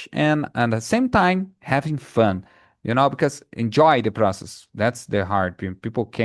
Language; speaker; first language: English; non-native, fluent; Portuguese